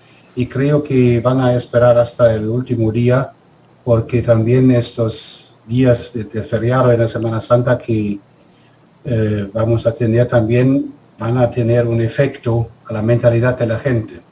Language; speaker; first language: Spanish; non-native, fluent; German